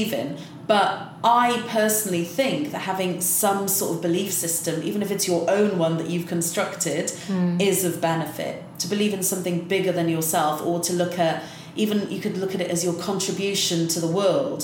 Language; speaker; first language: English; native; English